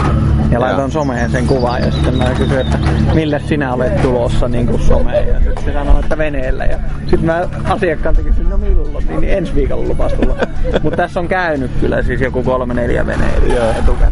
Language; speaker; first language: Finnish; native; Finnish